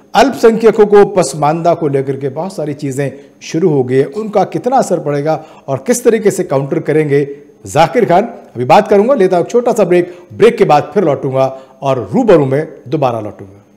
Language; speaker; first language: Hindi; native; Hindi